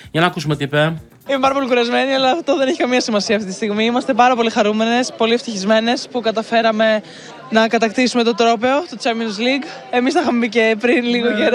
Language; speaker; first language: Greek; native; Greek